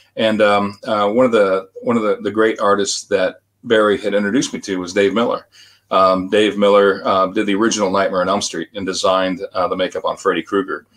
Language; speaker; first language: English; native; English